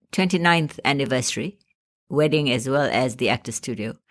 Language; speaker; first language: English; non-native, local second language; Malay